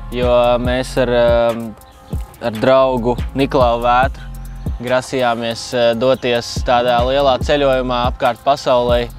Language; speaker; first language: Latvian; native; Latvian